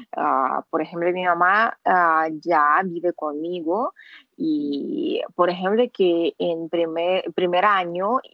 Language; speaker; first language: Spanish; non-native, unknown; Russian